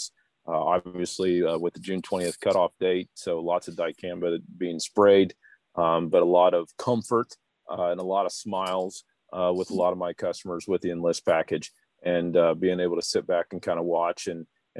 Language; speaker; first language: English; native; English